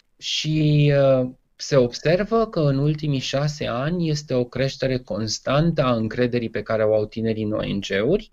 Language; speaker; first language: Romanian; native; Romanian